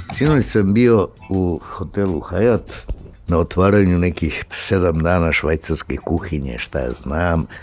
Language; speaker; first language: Serbian; native; Serbian